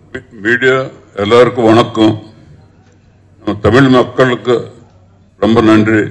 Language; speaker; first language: Tamil; non-native, learner; Telugu